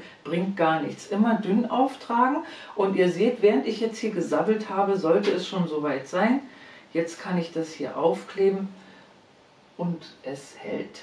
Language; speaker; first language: German; native; German